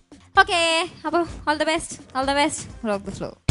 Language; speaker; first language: Malayalam; native; Malayalam